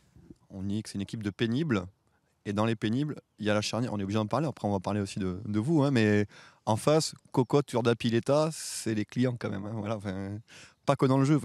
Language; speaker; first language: French; native; French